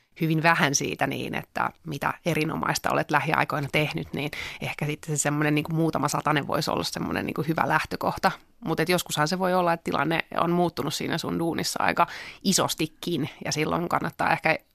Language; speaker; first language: Finnish; native; Finnish